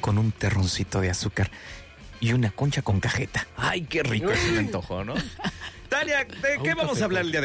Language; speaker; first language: Spanish; native; Spanish